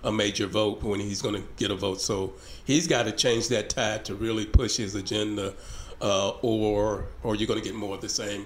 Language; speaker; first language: English; native; English